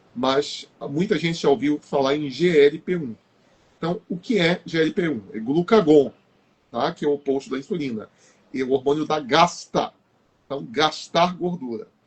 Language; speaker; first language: Portuguese; native; Portuguese